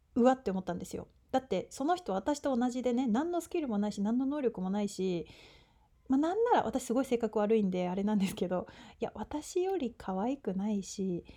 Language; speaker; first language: Japanese; native; Japanese